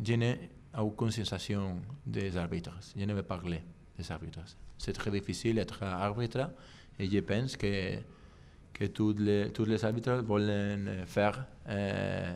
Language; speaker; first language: French; non-native, learner; Spanish